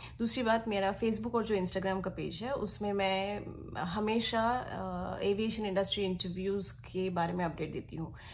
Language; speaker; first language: Hindi; non-native, local second language; Bangla